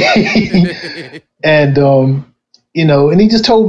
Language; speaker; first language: English; native; English